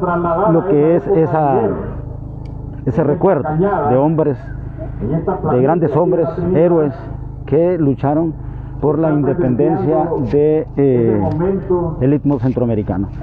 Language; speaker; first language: Spanish; native; Spanish